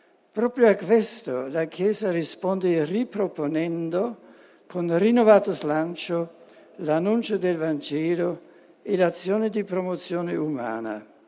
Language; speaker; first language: Italian; non-native, fluent; German